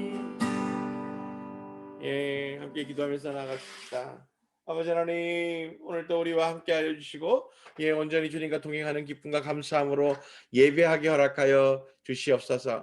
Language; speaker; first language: Korean; native; Korean